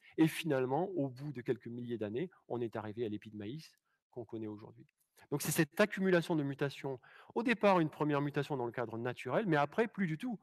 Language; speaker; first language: French; native; French